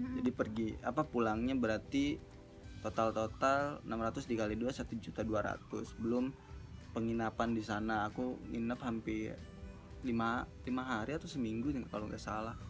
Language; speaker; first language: Indonesian; early bilingual, heritage; Indonesian